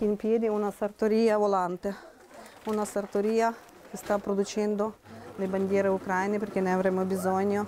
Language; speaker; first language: Italian; non-native, fluent; Russian